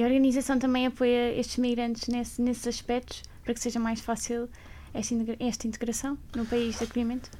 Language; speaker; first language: Portuguese; native; Portuguese